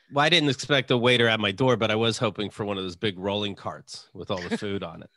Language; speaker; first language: English; native; English